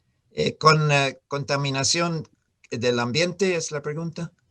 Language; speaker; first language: Spanish; non-native, fluent; English